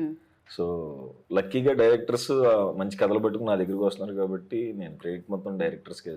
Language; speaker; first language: Telugu; native; Telugu